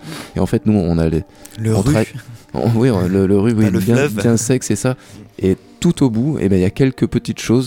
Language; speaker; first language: French; native; French